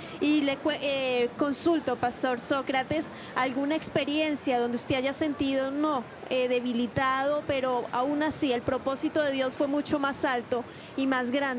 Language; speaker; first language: Spanish; native; Spanish